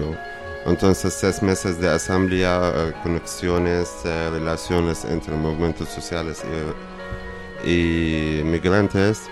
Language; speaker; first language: Spanish; non-native, learner; Arabic